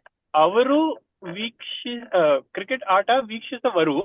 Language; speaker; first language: Kannada; non-native, learner; Telugu